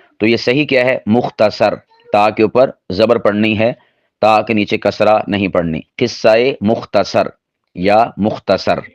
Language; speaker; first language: Urdu; non-native, local second language; Punjabi